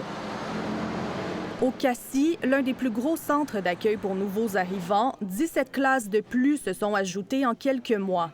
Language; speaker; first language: French; native; French